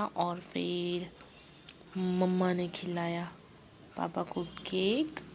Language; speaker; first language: Hindi; native; Hindi